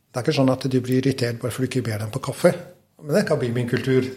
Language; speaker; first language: Norwegian; non-native, fluent; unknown